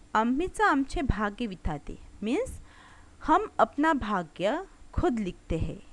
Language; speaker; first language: Hindi; non-native, local second language; Marathi